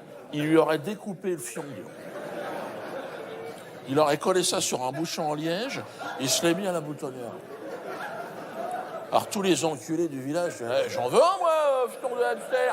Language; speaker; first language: French; native; French